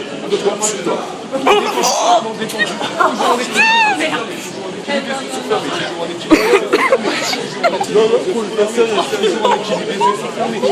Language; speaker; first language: French; native; French